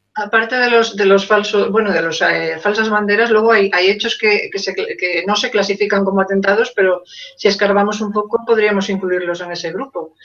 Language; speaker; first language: Spanish; native; Spanish